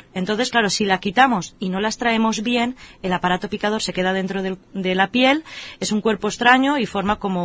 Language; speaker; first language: Spanish; native; Spanish